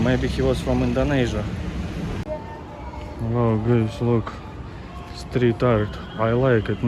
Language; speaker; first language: English; non-native, fluent; Russian